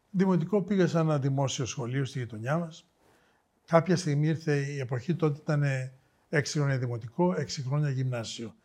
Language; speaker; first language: Greek; native; Greek